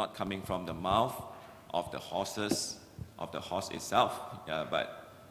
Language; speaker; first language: English; non-native, local second language; Malay